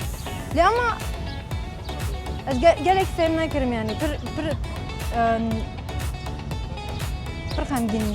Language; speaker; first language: Kurdish; non-native, local second language; Turkish